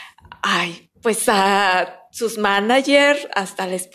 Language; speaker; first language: Spanish; native; Spanish